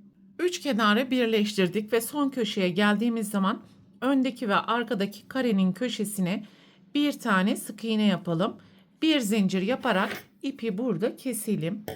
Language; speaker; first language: Turkish; native; Turkish